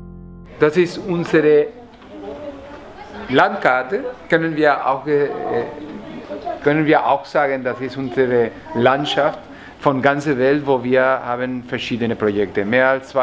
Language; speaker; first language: German; non-native, learner; Spanish